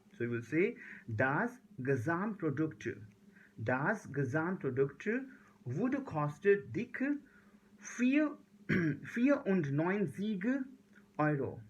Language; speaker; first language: German; non-native, learner; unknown